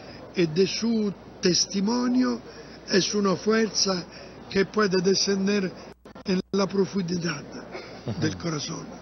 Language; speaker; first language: Spanish; non-native, fluent; Italian